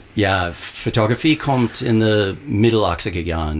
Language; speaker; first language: German; non-native, learner; English